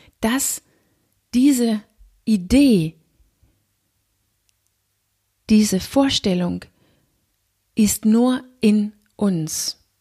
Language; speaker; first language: German; non-native, fluent; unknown